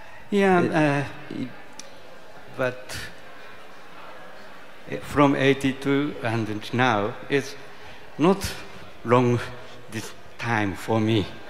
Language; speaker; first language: English; non-native, learner; Japanese